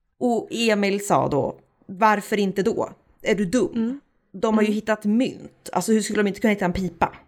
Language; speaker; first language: Swedish; native; Swedish